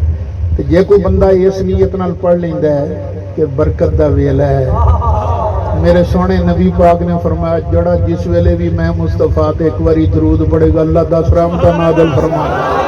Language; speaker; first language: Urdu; non-native, local second language; Punjabi